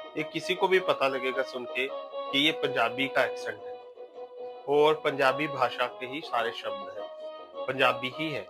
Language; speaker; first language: Hindi; non-native, local second language; Punjabi